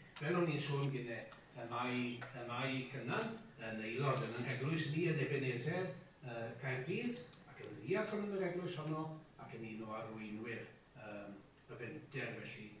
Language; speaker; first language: Welsh; native; Welsh